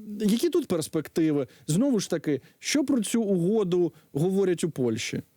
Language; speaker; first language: Ukrainian; native; Ukrainian